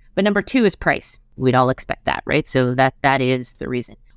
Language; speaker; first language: English; native; English